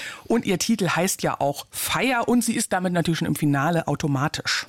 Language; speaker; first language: German; native; German